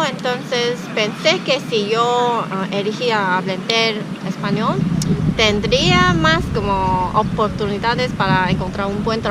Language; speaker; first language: Spanish; non-native, learner; Chinese